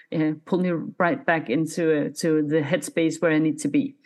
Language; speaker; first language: English; non-native, fluent; Danish